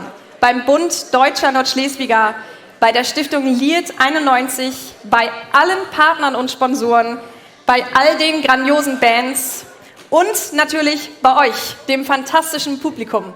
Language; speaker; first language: German; native; German